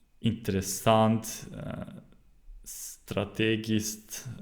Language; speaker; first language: Swedish; non-native, learner; German